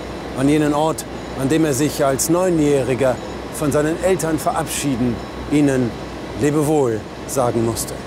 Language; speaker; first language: German; native; German